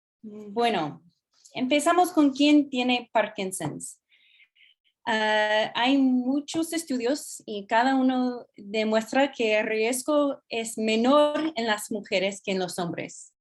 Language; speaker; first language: Spanish; non-native, fluent; English